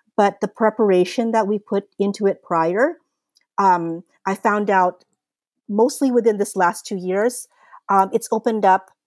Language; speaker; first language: English; early bilingual, other home language; Filipino